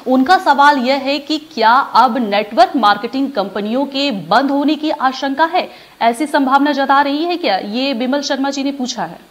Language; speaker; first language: Hindi; native; Hindi